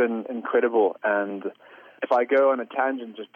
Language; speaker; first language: English; native; English